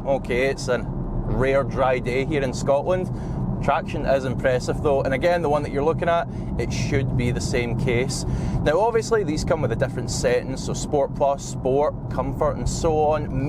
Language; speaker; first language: English; native; English